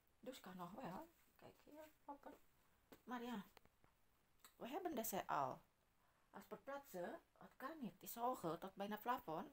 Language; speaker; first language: Dutch; non-native, learner; Indonesian